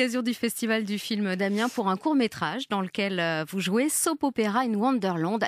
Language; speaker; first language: French; native; French